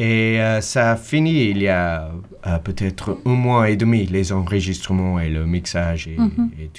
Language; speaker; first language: French; non-native, fluent; English